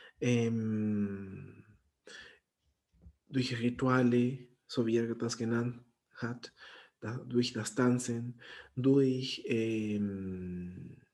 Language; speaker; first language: German; non-native, fluent; Spanish